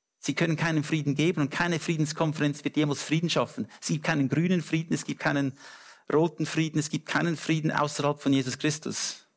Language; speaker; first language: German; non-native, fluent; English